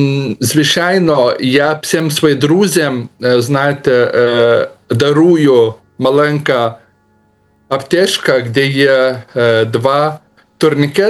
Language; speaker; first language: Ukrainian; non-native, learner; Lithuanian